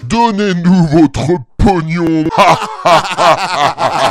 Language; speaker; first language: French; native; French